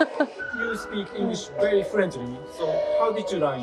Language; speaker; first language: English; non-native, fluent; Japanese